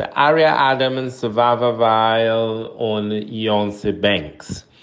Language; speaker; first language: German; non-native, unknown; Portuguese